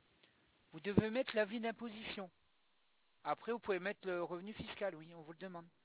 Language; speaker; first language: French; native; French